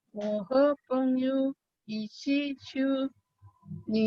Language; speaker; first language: Chinese; non-native, learner; Indonesian